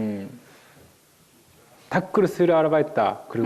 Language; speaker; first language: Kyrgyz; non-native, learner; Japanese